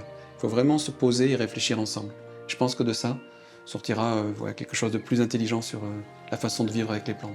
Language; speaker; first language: French; native; French